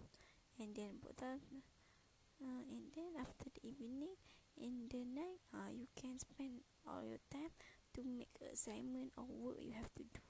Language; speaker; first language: English; non-native, learner; Malay